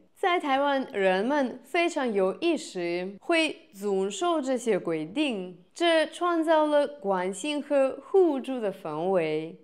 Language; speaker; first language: Chinese; non-native, fluent; Russian